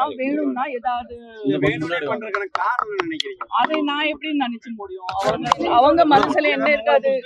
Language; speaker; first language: Tamil; non-native, fluent; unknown